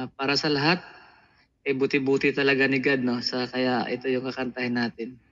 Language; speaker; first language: Filipino; non-native, local second language; Hiligaynon